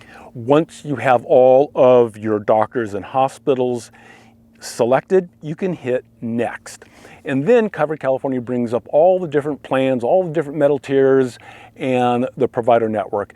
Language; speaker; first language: English; native; English